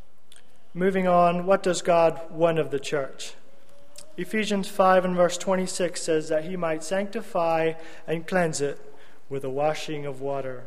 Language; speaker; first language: English; native; English